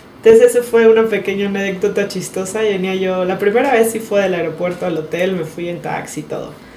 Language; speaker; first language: Spanish; native; Spanish